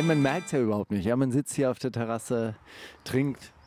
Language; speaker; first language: German; native; German